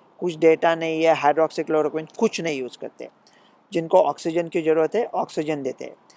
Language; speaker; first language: Hindi; non-native, local second language; Marathi